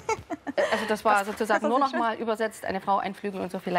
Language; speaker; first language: German; native; German